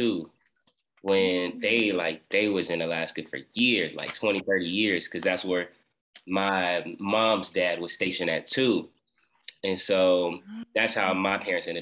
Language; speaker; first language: English; native; English